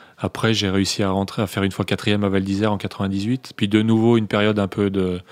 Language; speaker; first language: French; native; French